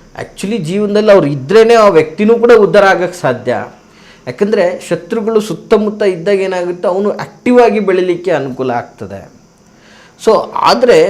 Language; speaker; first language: Kannada; native; Kannada